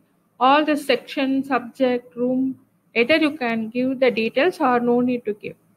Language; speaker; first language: English; non-native, local second language; Tamil